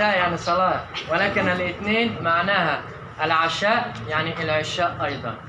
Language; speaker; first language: Arabic; non-native, fluent; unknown